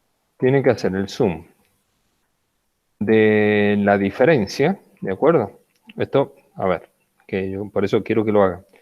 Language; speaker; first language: Spanish; native; Spanish